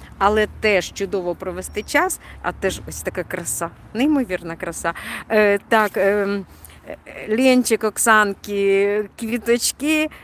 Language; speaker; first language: Ukrainian; native; Ukrainian